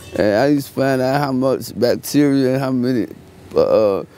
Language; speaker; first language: English; native; English